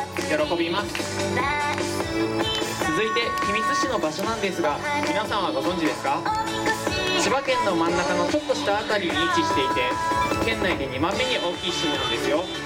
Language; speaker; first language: Japanese; native; Japanese